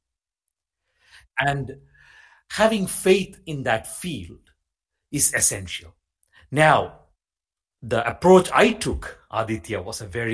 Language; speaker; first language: English; non-native, local second language; Malayalam